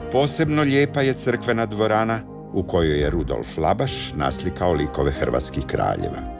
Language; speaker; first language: Croatian; native; Croatian